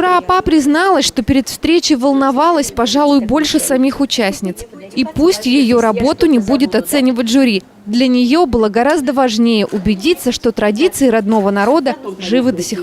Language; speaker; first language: Russian; native; Russian